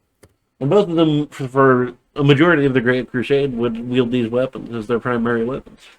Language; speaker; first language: English; native; English